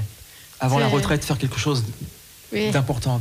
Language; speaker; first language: French; native; French